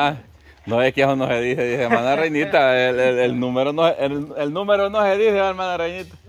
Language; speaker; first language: Spanish; native; Spanish